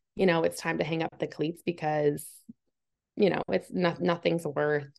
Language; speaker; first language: English; native; English